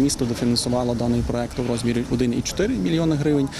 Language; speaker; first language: Ukrainian; native; Ukrainian